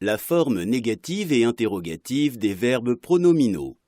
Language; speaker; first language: French; non-native, fluent; Arabic